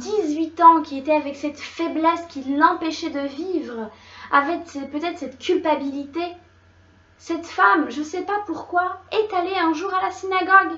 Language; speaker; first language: French; native; French